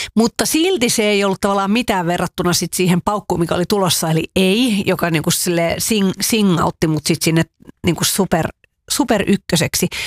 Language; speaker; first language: Finnish; native; Finnish